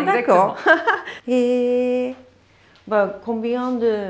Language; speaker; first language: French; non-native, learner; Japanese